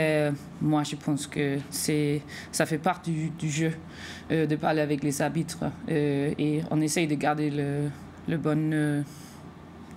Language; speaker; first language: French; non-native, fluent; Danish